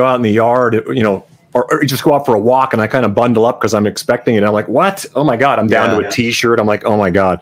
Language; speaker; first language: English; native; English